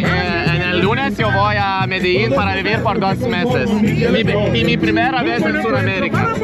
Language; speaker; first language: Spanish; non-native, learner; Lithuanian